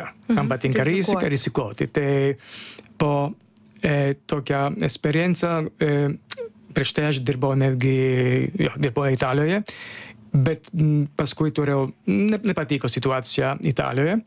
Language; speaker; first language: Lithuanian; non-native, learner; Italian